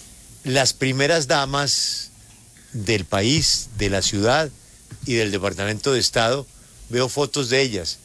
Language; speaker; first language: Spanish; native; Spanish